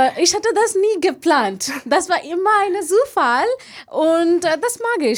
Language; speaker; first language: German; non-native, learner; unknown